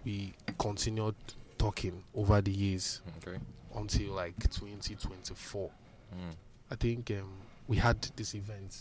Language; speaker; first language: English; non-native, local second language; Igbo